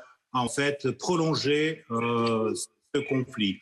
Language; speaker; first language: French; non-native, fluent; Russian